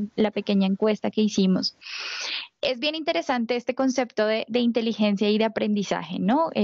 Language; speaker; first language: Spanish; native; Spanish